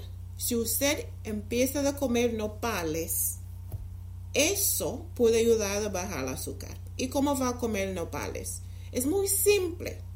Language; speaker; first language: Spanish; non-native, fluent; English